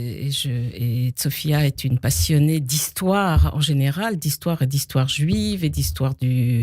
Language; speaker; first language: French; native; French